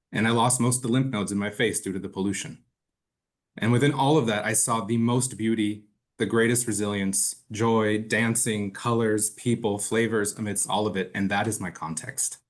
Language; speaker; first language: English; early bilingual, other home language; Spanish